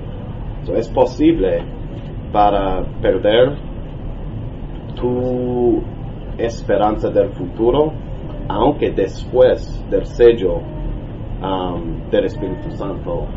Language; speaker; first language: Spanish; non-native, learner; English